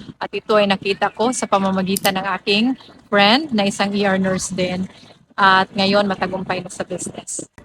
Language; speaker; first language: Filipino; non-native, local second language; Cebuano